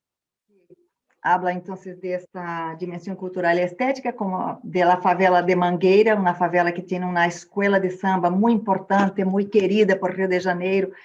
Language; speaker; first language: Spanish; non-native, fluent; Portuguese